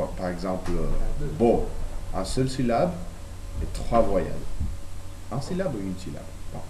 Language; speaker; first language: French; non-native, learner; English